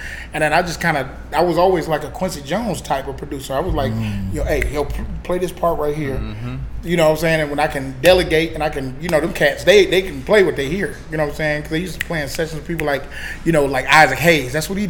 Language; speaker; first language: English; native; English